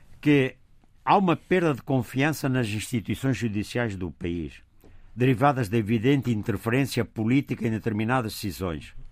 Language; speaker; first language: Portuguese; native; Portuguese